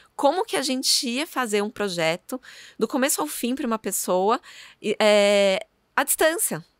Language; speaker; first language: Portuguese; native; Portuguese